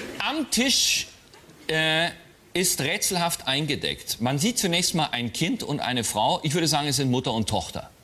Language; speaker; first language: German; native; German